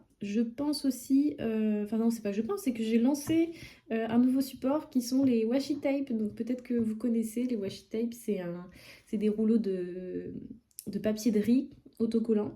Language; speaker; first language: French; native; French